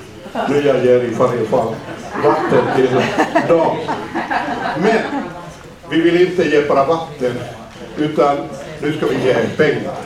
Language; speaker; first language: Swedish; non-native, fluent; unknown